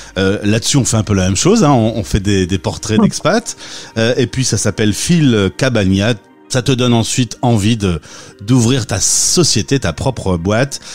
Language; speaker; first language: French; native; French